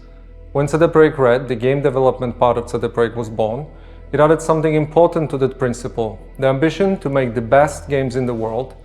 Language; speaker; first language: English; non-native, fluent; Polish